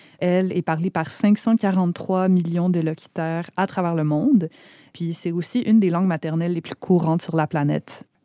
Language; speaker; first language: French; native; French